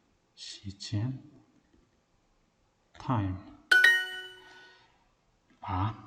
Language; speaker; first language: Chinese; non-native, fluent; Mongolian